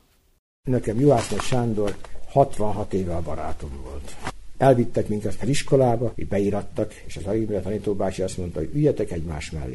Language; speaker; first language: Hungarian; native; Hungarian